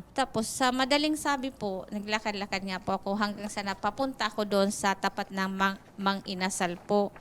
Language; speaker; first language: Filipino; non-native, local second language; Bikol